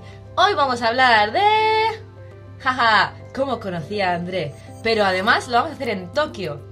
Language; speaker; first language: Spanish; native; Spanish